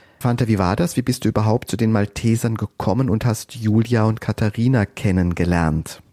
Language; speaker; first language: German; native; German